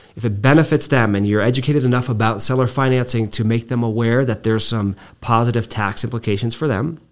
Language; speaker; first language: English; native; English